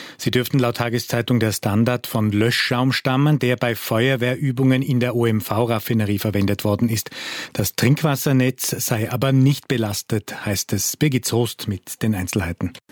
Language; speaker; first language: German; native; German